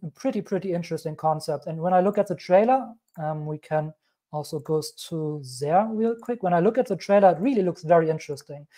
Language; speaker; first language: English; non-native, fluent; German